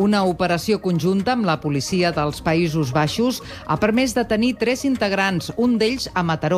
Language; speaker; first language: Catalan; native; Catalan